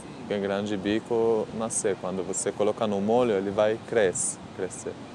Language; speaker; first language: Portuguese; non-native, learner; Arabic